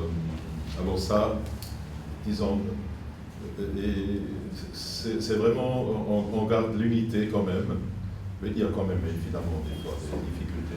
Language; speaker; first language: French; non-native, fluent; German